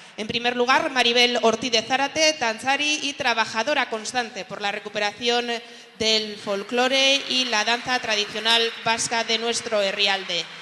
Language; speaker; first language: Spanish; native; Spanish